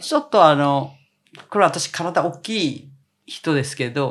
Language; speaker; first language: Japanese; non-native, fluent; Korean